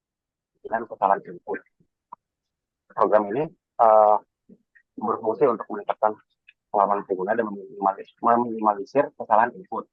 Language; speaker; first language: Indonesian; native; Indonesian